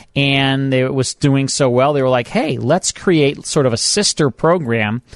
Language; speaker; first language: English; native; English